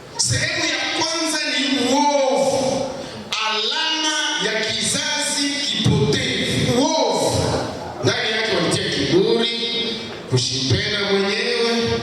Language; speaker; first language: Swahili; native; Swahili